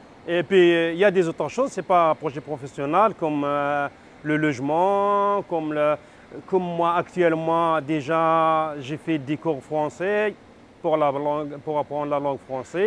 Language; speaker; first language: French; non-native, learner; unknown